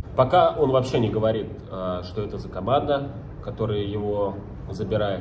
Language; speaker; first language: Russian; native; Russian